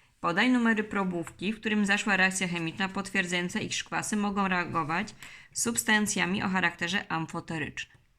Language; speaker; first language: Polish; native; Polish